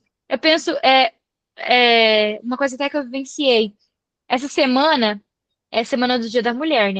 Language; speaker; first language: Portuguese; native; Portuguese